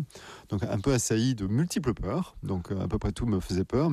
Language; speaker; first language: French; native; French